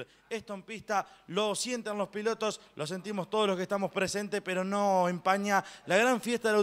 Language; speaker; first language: Spanish; native; Spanish